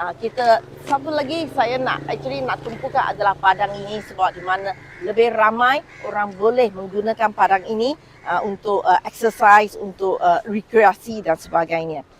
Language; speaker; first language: Malay; non-native, local second language; Min Nan Chinese